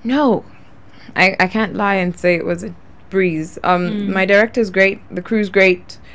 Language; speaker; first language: English; non-native, local second language; Ganda